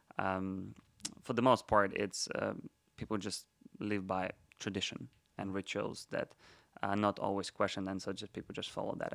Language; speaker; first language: English; non-native, fluent; Russian